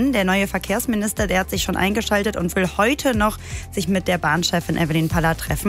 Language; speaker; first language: German; native; German